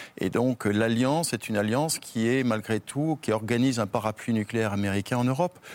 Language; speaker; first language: French; native; French